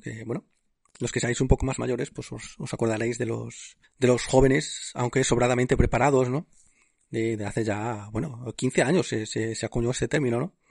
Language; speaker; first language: Spanish; native; Spanish